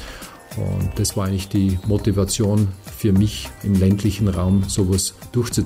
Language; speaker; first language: German; native; German